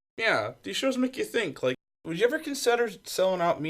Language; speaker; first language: English; native; English